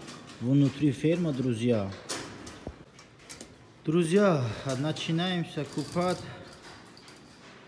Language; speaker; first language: Russian; non-native, learner; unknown